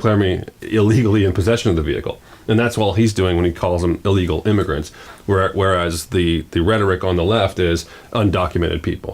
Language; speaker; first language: English; native; English